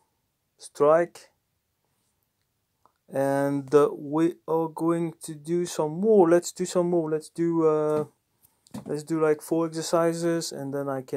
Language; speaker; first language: English; non-native, fluent; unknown